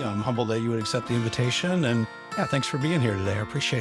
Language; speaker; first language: English; native; English